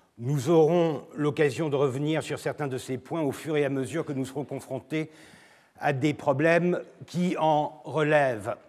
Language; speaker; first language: French; non-native, fluent; Turkish